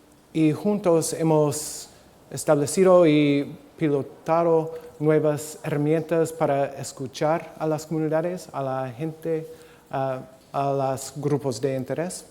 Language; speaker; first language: Spanish; non-native, fluent; English